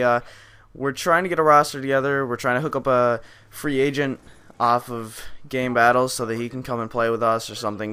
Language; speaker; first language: English; native; English